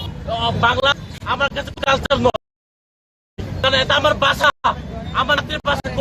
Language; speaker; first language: Bangla; non-native, local second language; Kok Borok